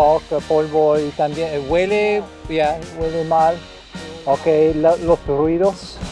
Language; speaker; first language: Spanish; non-native, learner; English